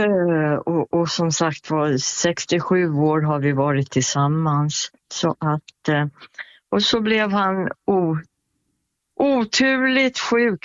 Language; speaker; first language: Swedish; native; Swedish